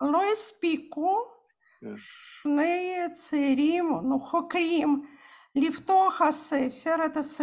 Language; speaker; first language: Hebrew; non-native, fluent; Russian